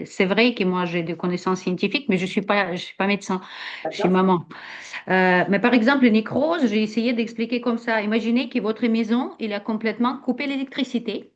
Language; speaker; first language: French; non-native, fluent; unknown